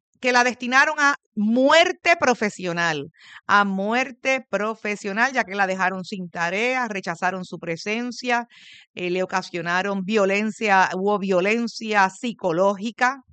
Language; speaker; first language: Spanish; native; Spanish